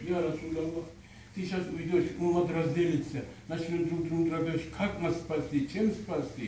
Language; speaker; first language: Russian; non-native, local second language; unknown